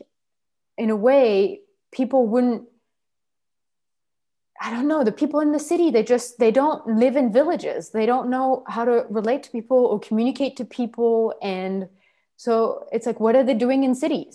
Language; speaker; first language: English; non-native, fluent; French